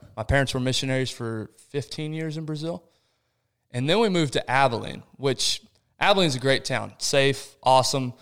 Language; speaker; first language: English; early bilingual, other home language; Portuguese